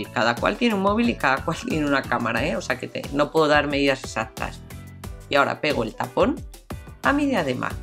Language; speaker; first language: Spanish; native; Spanish